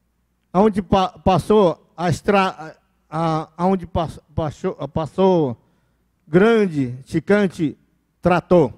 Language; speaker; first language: Portuguese; non-native, local second language; Yanomámi